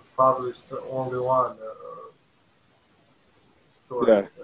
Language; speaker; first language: English; non-native, learner; Bosnian